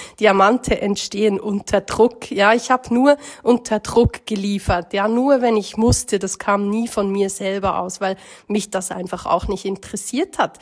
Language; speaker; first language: German; native; German